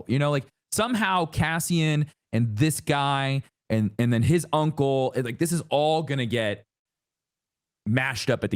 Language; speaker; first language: English; native; English